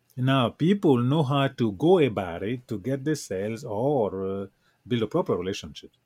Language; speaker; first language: English; non-native, local second language; French